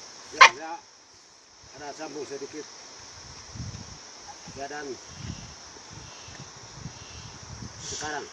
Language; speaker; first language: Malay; non-native, local second language; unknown